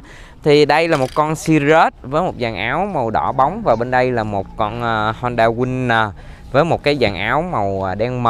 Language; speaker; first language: Vietnamese; native; Vietnamese